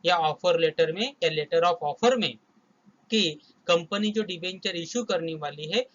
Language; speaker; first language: Hindi; non-native, local second language; Marathi